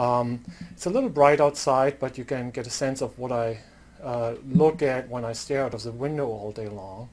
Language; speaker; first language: English; non-native, fluent; German